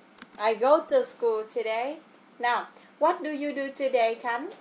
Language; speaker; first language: English; non-native, fluent; Vietnamese